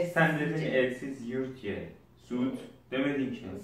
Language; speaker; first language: Turkish; non-native, learner; Azerbaijani